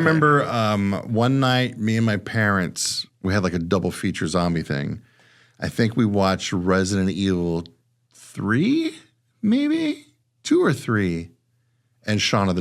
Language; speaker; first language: English; native; English